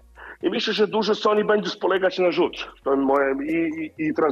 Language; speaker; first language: Polish; non-native, learner; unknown